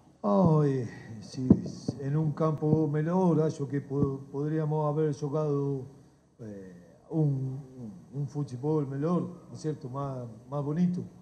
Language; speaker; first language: Portuguese; non-native, learner; Spanish